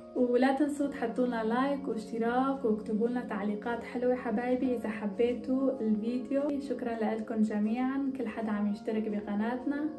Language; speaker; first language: Arabic; non-native, local second language; Kurdish